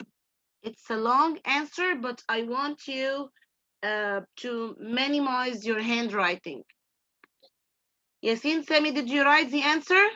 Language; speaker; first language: English; non-native, fluent; Arabic